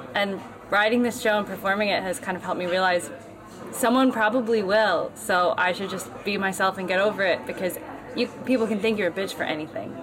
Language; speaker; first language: English; native; English